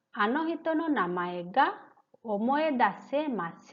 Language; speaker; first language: Japanese; non-native, fluent; Hindi